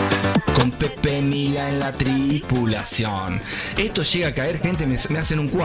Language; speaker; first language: Spanish; native; Spanish